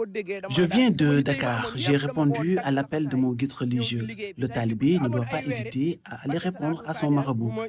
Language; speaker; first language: French; native; French